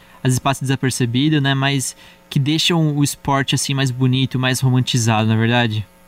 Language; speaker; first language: Portuguese; native; Portuguese